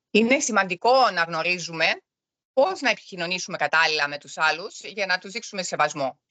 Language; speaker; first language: Greek; early bilingual, other home language; German